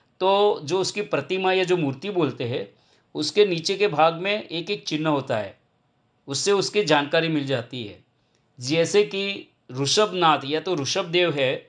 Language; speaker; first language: Hindi; non-native, local second language; Gujarati